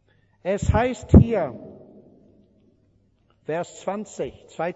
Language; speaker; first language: German; non-native, fluent; English